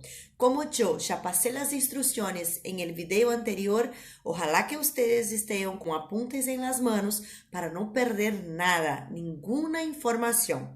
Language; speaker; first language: Spanish; non-native, fluent; Portuguese